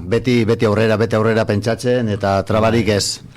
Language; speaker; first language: Basque; non-native, local second language; Spanish